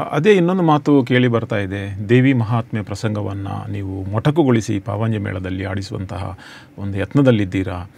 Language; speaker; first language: Kannada; native; Kannada